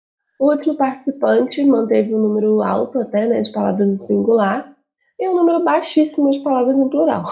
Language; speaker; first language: Portuguese; native; Portuguese